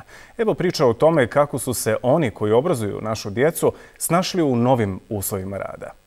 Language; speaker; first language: Serbian; native; Serbian